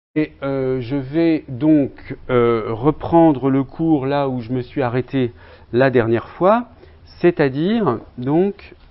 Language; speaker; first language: French; native; French